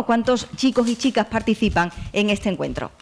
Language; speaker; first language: Spanish; native; Spanish